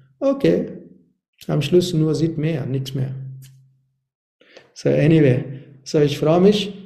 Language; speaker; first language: German; non-native, learner; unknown